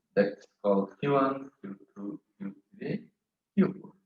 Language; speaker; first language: English; non-native, local second language; Bangla